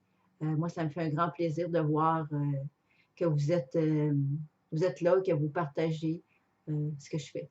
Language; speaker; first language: French; native; French